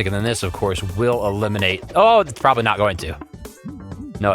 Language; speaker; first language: English; native; English